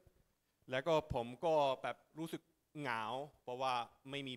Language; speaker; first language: Thai; non-native, fluent; Finnish